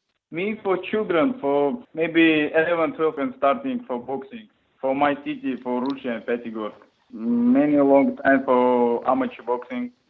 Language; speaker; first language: English; non-native, learner; Russian